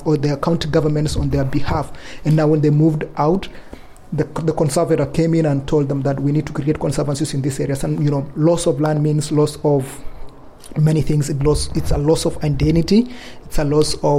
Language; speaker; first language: English; non-native, local second language; Kalenjin